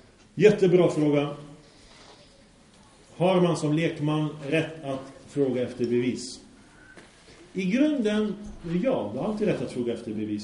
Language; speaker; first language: Swedish; early bilingual, other home language; Arabic